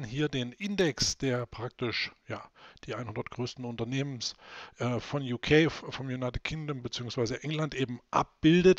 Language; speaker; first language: German; native; German